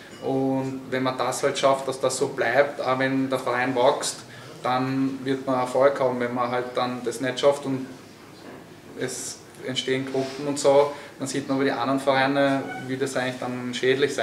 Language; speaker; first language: German; native; German